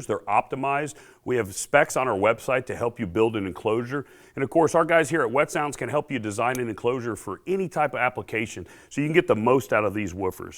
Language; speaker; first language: English; native; English